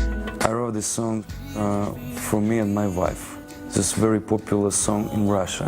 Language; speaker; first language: English; non-native, learner; Russian